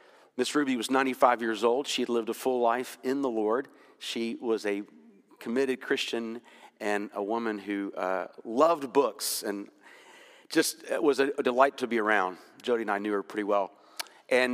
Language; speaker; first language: English; native; English